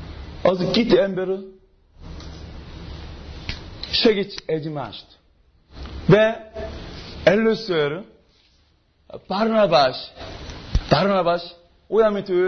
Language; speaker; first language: Hungarian; non-native, learner; Korean